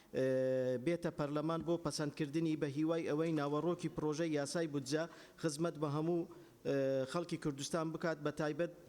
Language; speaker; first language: Central Kurdish; non-native, local second language; Turkish